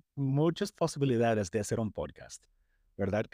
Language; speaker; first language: Spanish; non-native, fluent; English